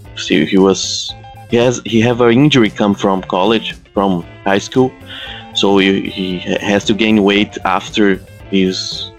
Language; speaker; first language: English; non-native, fluent; Portuguese